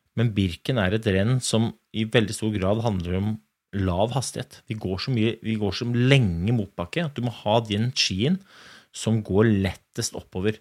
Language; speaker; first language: Norwegian; native; Norwegian